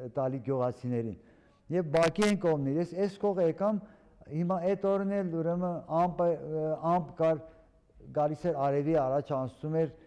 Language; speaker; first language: Armenian; early bilingual, heritage; Armenian